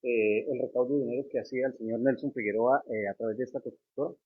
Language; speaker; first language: Spanish; native; Spanish